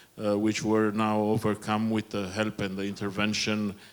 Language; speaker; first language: English; non-native, fluent; Romanian